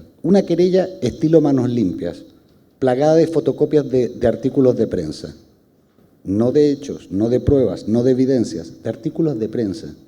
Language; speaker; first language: Spanish; native; Spanish